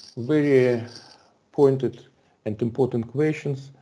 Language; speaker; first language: English; non-native, fluent; Russian